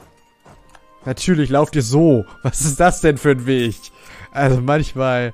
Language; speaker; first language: German; native; German